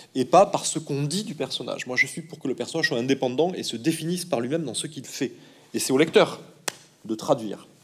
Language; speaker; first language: French; native; French